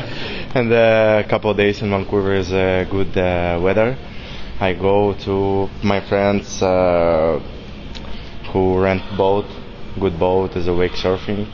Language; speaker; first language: English; non-native, learner; Russian